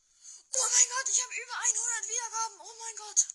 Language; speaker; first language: German; native; German